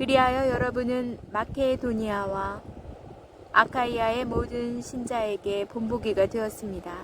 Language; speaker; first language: Korean; native; Korean